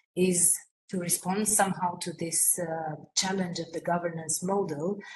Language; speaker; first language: English; non-native, fluent; Romanian